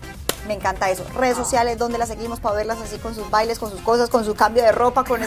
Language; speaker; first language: Spanish; native; Spanish